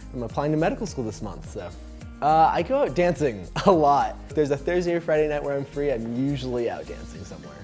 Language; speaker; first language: English; native; English